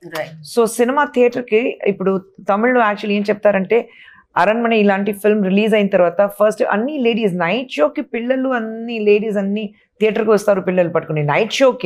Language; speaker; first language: Telugu; non-native, fluent; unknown